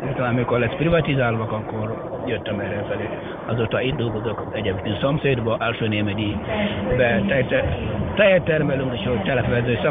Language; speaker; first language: Hungarian; non-native, fluent; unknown